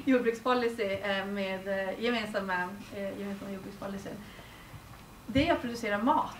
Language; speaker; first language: Swedish; native; Swedish